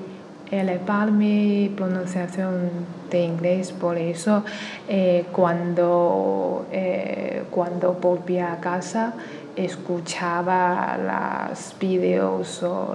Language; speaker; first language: Spanish; non-native, learner; Chinese